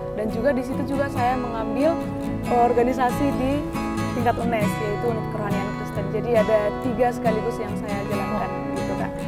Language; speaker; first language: Indonesian; non-native, local second language; Batak Toba